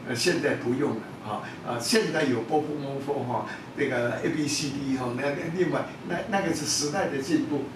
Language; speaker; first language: Chinese; non-native, local second language; Hakka Chinese